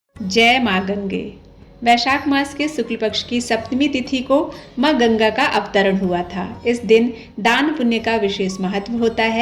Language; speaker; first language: Hindi; native; Hindi